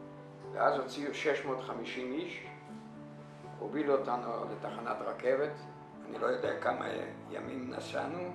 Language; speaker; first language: Hebrew; non-native, fluent; Yiddish